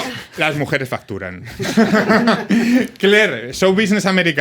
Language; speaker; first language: Spanish; native; Spanish